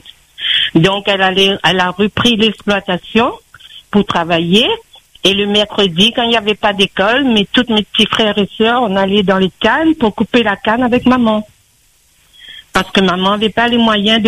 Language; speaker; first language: French; non-native, local second language; Réunion Creole French